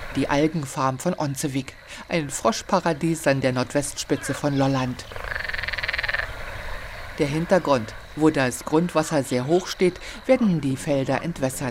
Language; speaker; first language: German; native; German